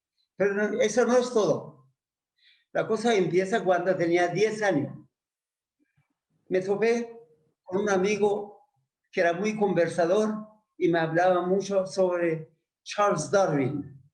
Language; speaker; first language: Spanish; non-native, fluent; Persian